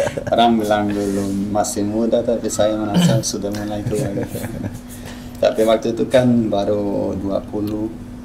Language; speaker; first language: Indonesian; non-native, fluent; Swedish